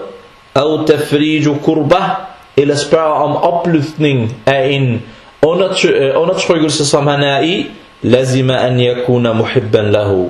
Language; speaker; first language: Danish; non-native, fluent; Arabic